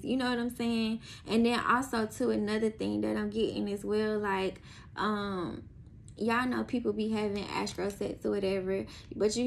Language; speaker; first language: English; native; English